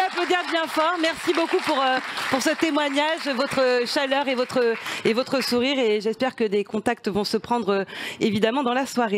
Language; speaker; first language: French; native; French